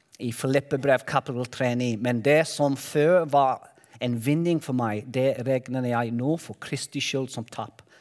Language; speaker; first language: Norwegian; non-native, learner; Welsh